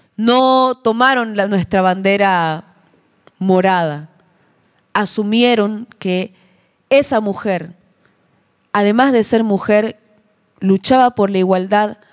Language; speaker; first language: Spanish; native; Spanish